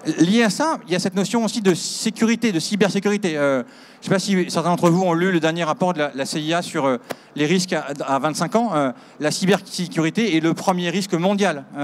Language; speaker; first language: French; native; French